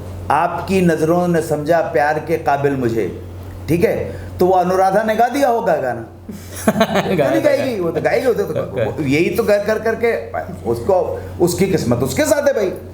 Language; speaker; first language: Hindi; native; Hindi